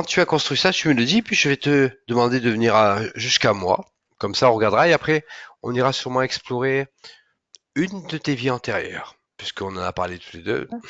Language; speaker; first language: French; native; French